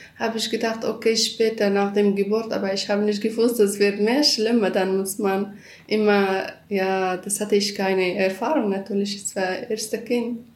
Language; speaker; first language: German; non-native, learner; Kurdish